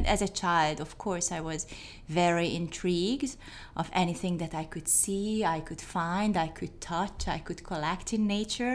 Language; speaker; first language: English; non-native, fluent; Hungarian